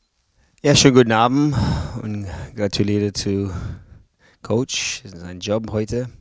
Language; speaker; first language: German; non-native, learner; English